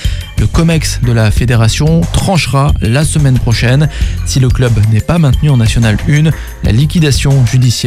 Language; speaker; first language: French; native; French